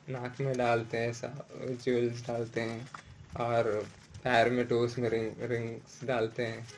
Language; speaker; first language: Hindi; non-native, local second language; Malayalam